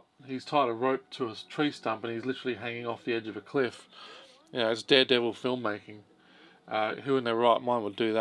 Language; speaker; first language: English; native; English